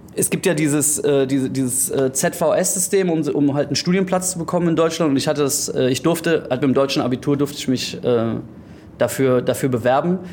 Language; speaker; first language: German; early bilingual, other home language; Greek